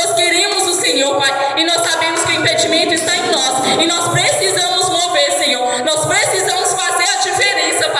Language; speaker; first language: Portuguese; native; Portuguese